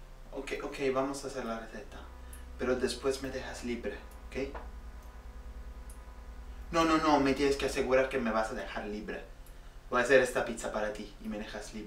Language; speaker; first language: Spanish; non-native, fluent; Italian